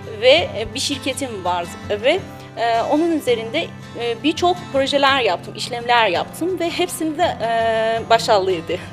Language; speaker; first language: Turkish; non-native, learner; Persian